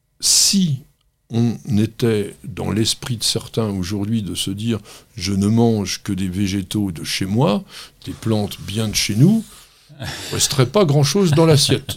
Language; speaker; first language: French; native; French